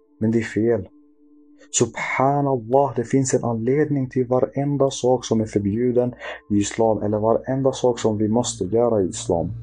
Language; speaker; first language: Swedish; early bilingual, other home language; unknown